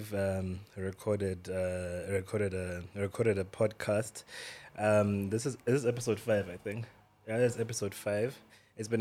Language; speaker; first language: English; non-native, local second language; Swati